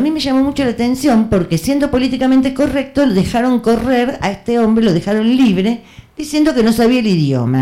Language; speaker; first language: Spanish; native; Spanish